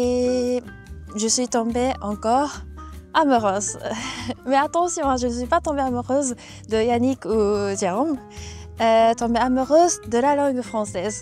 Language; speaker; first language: French; non-native, fluent; Japanese